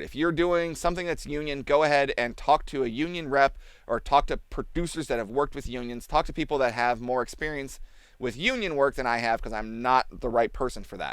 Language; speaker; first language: English; native; English